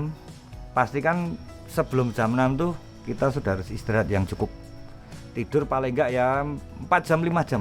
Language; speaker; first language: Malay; non-native, local second language; Javanese